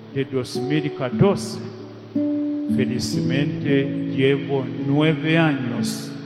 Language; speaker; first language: Spanish; non-native, fluent; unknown